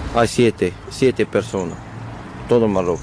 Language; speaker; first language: Spanish; non-native, learner; Arabic